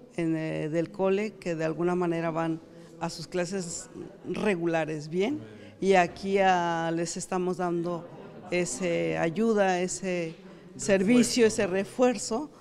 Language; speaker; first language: Spanish; native; Spanish